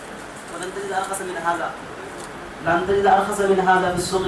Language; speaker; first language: Arabic; non-native, learner; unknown